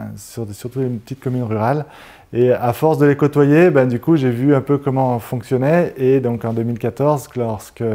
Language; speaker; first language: French; native; French